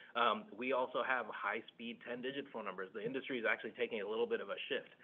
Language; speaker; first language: English; early bilingual, other home language; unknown